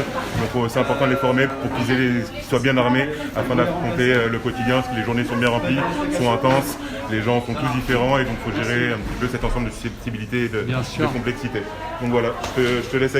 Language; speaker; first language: French; native; French